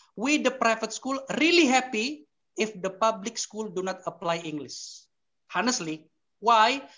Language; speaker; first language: English; non-native, fluent; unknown